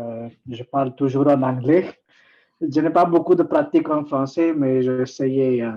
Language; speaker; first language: French; non-native, learner; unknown